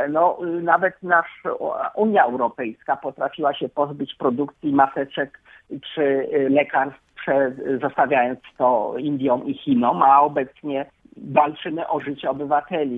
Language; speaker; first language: Polish; native; Polish